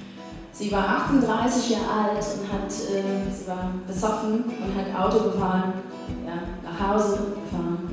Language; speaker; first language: German; non-native, fluent; English